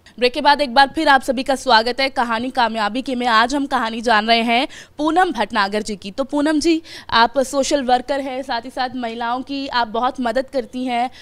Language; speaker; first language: Hindi; native; Hindi